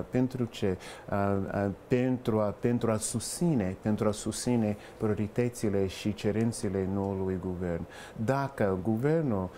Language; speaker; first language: Romanian; non-native, fluent; English